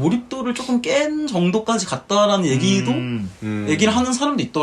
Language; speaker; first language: Korean; native; Korean